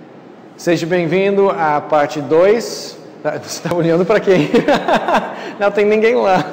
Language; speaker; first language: Portuguese; non-native, fluent; English